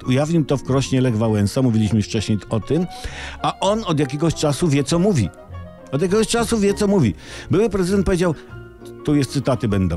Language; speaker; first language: Polish; native; Polish